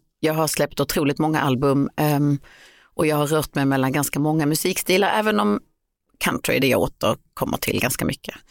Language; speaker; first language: Swedish; native; Swedish